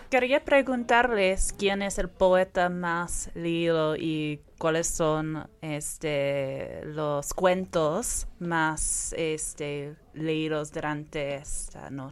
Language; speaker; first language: Spanish; non-native, fluent; English